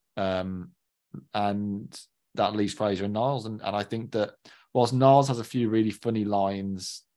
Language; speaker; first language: English; native; English